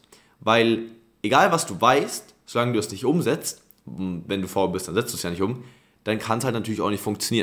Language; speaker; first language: German; native; German